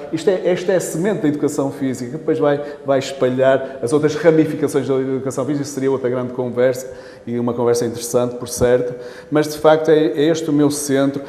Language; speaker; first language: Portuguese; native; Portuguese